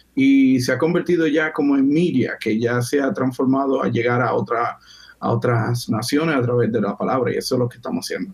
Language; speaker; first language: Spanish; native; Spanish